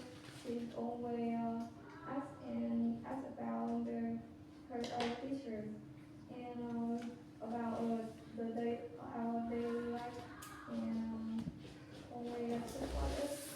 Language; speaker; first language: English; non-native, learner; Vietnamese